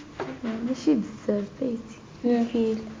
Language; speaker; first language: Dutch; non-native, learner; Arabic